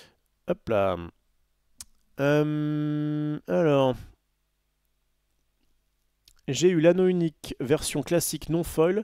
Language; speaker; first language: French; native; French